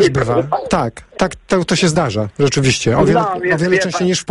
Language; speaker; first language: Polish; native; Polish